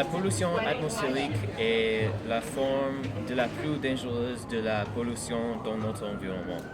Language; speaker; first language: French; non-native, learner; English